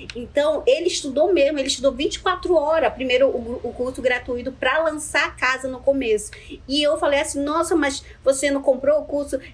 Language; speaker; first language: Portuguese; non-native, local second language; Ticuna